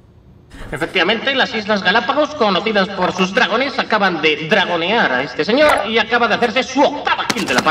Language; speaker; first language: Spanish; native; Spanish